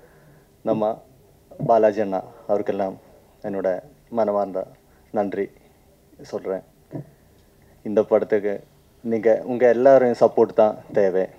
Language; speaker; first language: Tamil; non-native, learner; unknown